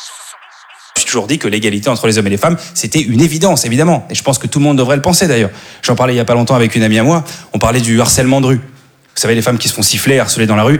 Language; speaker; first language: French; native; French